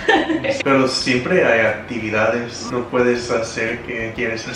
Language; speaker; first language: Spanish; non-native, fluent; English